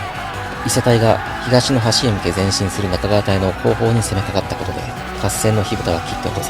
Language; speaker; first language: Japanese; native; Japanese